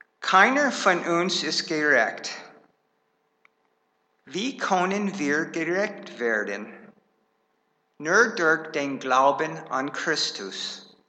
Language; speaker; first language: German; non-native, fluent; English